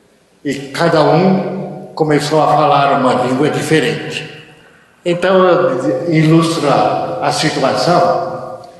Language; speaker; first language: Portuguese; early bilingual, other home language; Japanese